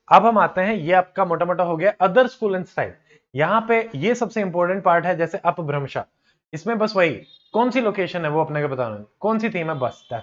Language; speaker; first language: Hindi; native; Hindi